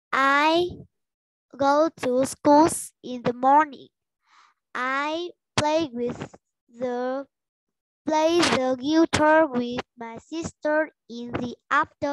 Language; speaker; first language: English; non-native, learner; Vietnamese